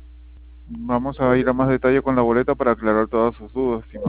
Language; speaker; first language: Spanish; native; Spanish